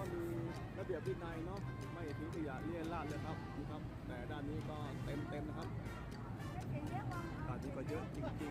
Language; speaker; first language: Thai; native; Thai